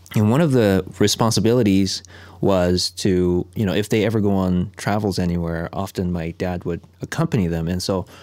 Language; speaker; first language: English; non-native, fluent; Korean